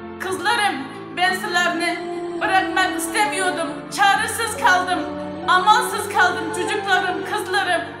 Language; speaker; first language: Turkish; non-native, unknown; Uyghur